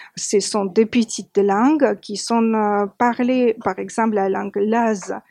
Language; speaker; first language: French; non-native, fluent; Georgian